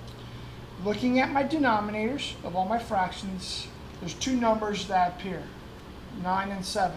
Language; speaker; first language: English; native; English